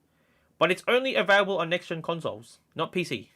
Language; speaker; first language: English; native; English